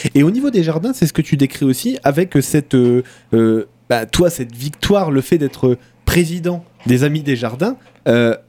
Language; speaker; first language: French; native; French